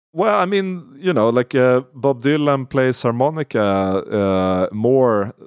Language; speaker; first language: English; non-native, fluent; Swedish